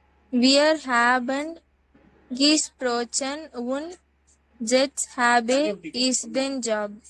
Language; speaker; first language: German; non-native, learner; Tamil